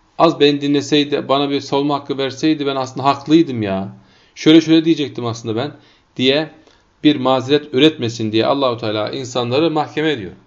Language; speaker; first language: Turkish; non-native, fluent; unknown